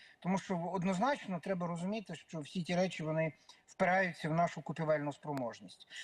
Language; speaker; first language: Ukrainian; native; Ukrainian